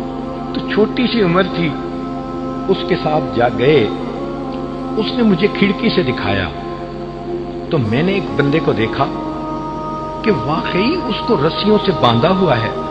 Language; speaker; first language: Urdu; native; Urdu